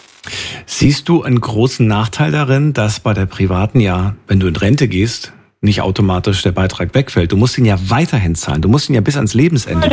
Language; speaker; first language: German; native; German